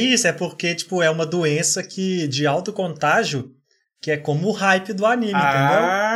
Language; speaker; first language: Portuguese; native; Portuguese